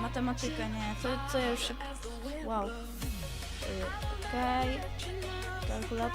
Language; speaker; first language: Polish; native; Polish